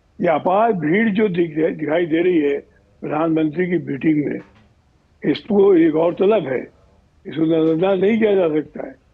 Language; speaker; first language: Hindi; non-native, local second language; Telugu